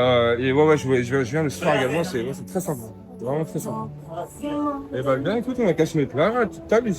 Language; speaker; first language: French; native; French